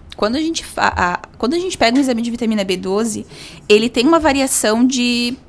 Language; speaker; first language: Portuguese; native; Portuguese